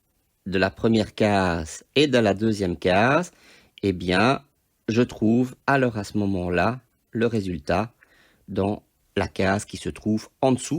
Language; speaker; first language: French; native; French